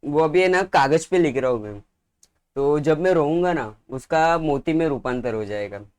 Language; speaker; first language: Hindi; non-native, local second language; Marathi